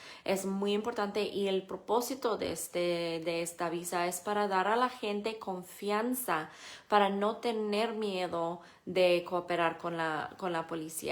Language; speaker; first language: Spanish; non-native, fluent; English